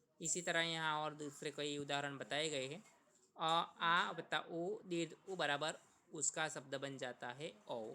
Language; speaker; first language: Hindi; non-native, local second language; Gujarati